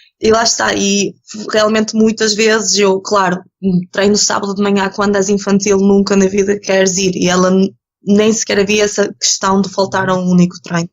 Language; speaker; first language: Portuguese; early bilingual, other home language; Ukrainian